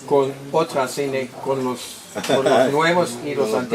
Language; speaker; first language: Spanish; non-native, learner; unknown